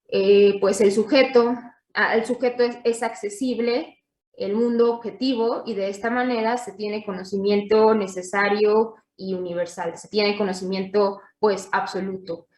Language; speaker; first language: Spanish; native; Spanish